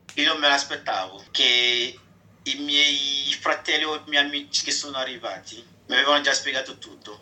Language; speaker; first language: Italian; non-native, fluent; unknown